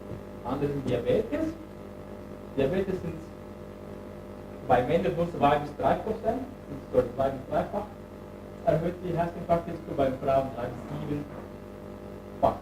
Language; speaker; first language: German; non-native, learner; Turkish